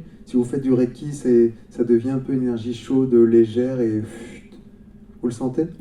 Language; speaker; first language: French; native; French